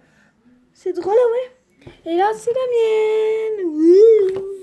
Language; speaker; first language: French; native; French